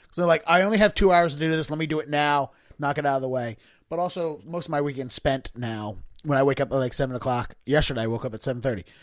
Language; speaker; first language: English; native; English